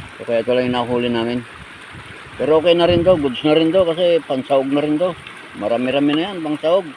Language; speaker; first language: Filipino; non-native, local second language; Iloko